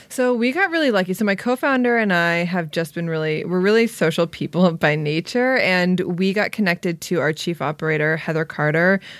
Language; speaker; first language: English; native; English